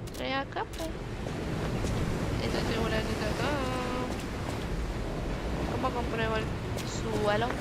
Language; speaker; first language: Spanish; native; Spanish